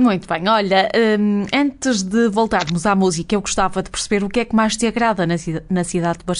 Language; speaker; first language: Portuguese; native; Portuguese